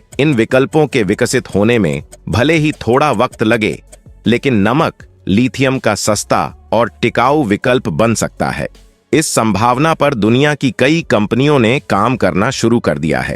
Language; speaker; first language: Hindi; native; Hindi